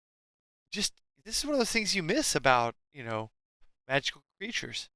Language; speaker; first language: English; native; English